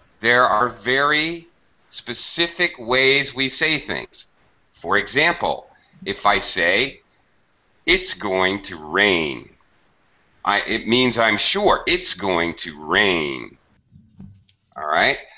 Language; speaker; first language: English; native; English